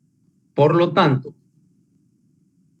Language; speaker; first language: Spanish; native; Spanish